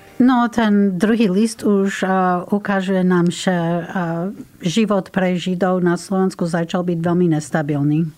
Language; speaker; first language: Slovak; non-native, fluent; English